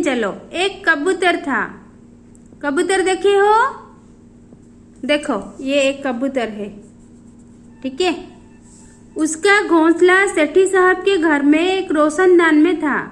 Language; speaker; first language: Hindi; non-native, local second language; Odia